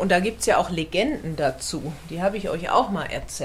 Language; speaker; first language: German; native; German